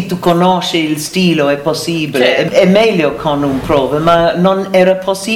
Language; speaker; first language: Italian; non-native, learner; English